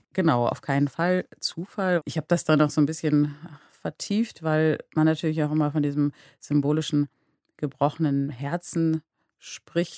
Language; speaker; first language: German; native; German